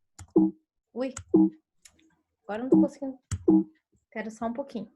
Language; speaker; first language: Portuguese; native; Portuguese